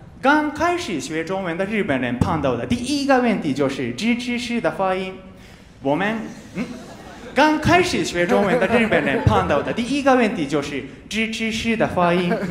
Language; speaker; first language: Chinese; non-native, fluent; Japanese